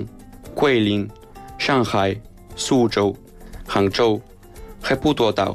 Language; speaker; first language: Chinese; non-native, learner; Spanish